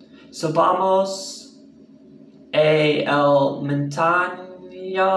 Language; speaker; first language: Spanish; non-native, learner; English